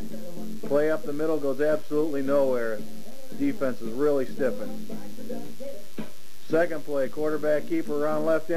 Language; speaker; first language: English; native; English